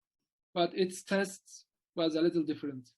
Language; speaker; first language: English; non-native, learner; Turkish